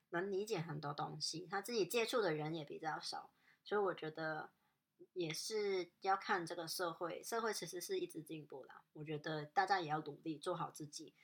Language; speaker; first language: Chinese; non-native, local second language; Cantonese